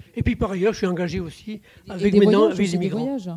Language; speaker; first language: French; native; French